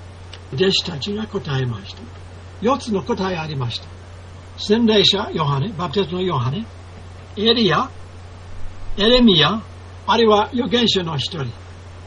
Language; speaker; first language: Japanese; non-native, fluent; English